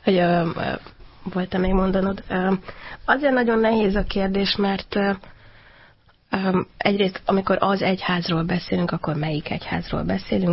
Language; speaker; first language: Hungarian; native; Hungarian